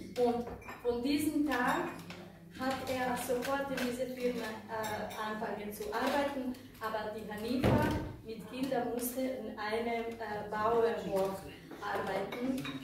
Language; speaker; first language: German; non-native, fluent; Bosnian